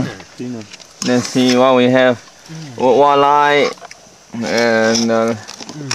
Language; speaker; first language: English; non-native, fluent; Chinese